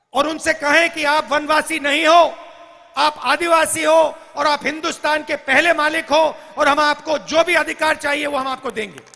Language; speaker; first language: Hindi; native; Hindi